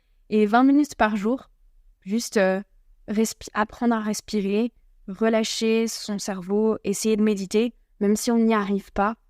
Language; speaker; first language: French; native; French